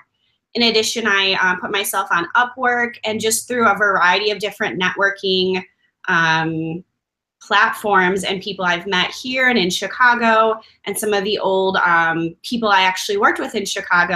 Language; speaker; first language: English; native; English